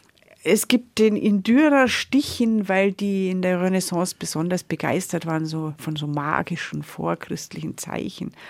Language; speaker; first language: German; native; German